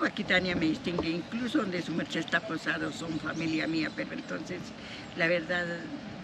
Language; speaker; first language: Spanish; native; Spanish